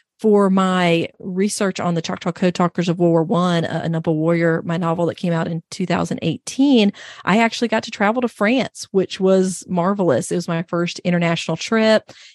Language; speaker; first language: English; native; English